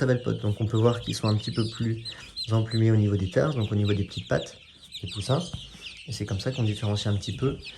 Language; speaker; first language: French; native; French